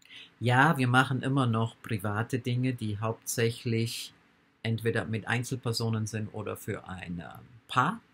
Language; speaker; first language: German; non-native, fluent; English